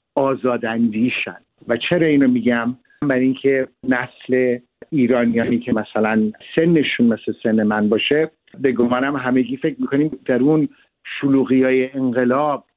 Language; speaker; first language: Persian; early bilingual, other home language; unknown